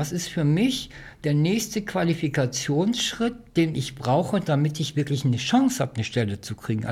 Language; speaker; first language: German; native; German